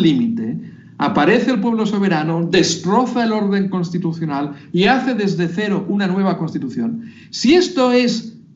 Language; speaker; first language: Spanish; native; Spanish